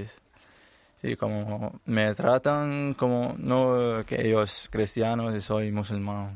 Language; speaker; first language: Spanish; non-native, learner; Arabic